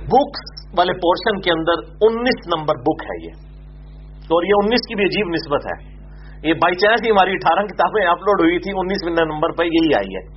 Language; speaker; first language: Urdu; non-native, local second language; Punjabi